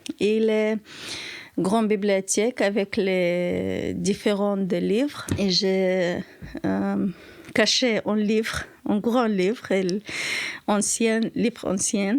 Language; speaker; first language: French; non-native, learner; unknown